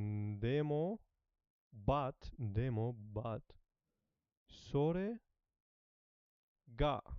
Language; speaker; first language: Japanese; non-native, learner; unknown